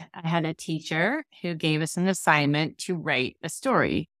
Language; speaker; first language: English; native; English